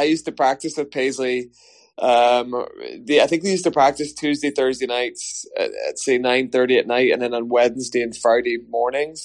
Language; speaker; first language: English; native; English